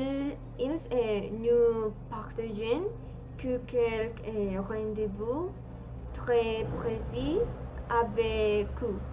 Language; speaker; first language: French; non-native, learner; Spanish